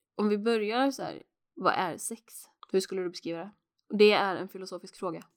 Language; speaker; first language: Swedish; native; Swedish